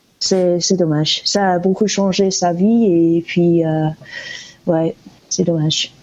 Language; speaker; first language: French; non-native, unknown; English